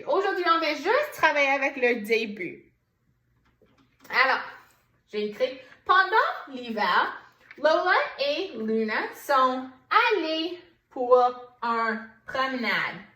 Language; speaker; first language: French; non-native, fluent; English